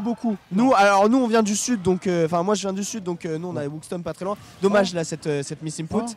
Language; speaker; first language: French; native; French